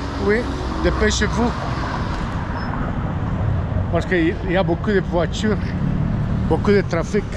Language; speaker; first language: French; non-native, fluent; Spanish